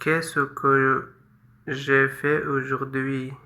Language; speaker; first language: French; non-native, fluent; Persian